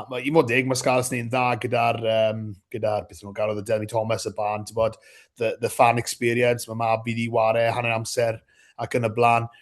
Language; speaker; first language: Welsh; native; Welsh